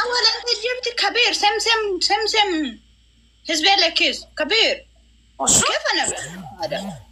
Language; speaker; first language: Arabic; non-native, learner; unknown